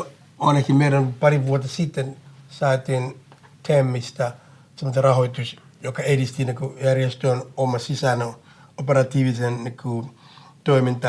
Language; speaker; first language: Finnish; non-native, fluent; English